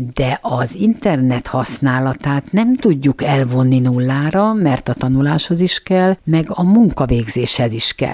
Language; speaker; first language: Hungarian; native; Hungarian